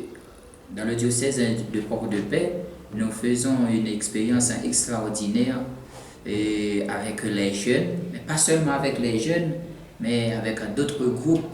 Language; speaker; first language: French; non-native, local second language; Haitian Creole